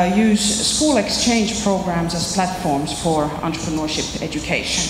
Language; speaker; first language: English; non-native, fluent; Finnish